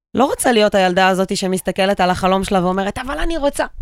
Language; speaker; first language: Hebrew; native; Hebrew